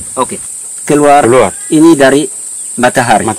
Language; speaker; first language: Indonesian; non-native, learner; French